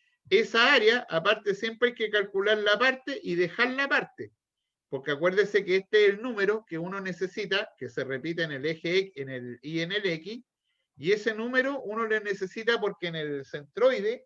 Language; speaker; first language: Spanish; native; Spanish